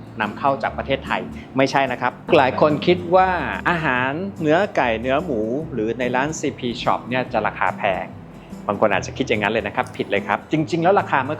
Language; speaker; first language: Thai; native; Thai